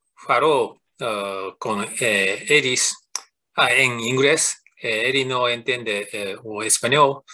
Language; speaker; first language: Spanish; non-native, fluent; Japanese